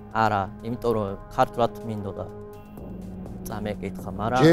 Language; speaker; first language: Georgian; non-native, fluent; Japanese